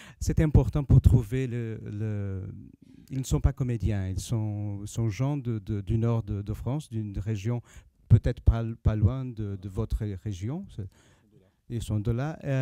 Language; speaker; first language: French; non-native, learner; Portuguese